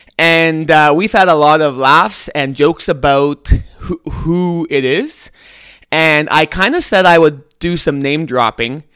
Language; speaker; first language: English; native; English